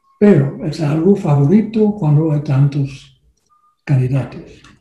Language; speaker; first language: Spanish; non-native, learner; English